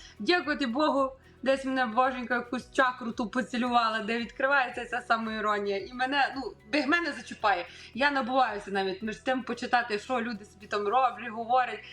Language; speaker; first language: Ukrainian; native; Ukrainian